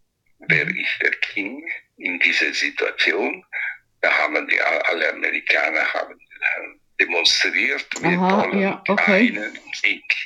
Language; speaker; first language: German; non-native, fluent; Italian